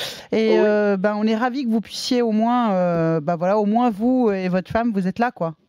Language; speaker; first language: French; native; French